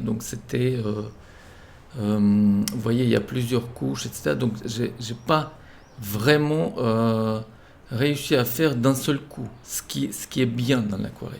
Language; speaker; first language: French; non-native, fluent; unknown